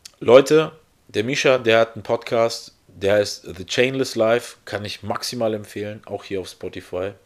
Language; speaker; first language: German; early bilingual, other home language; Russian